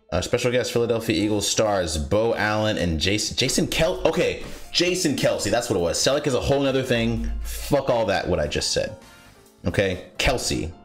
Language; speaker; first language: English; native; English